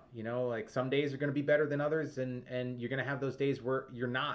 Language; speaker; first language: English; native; English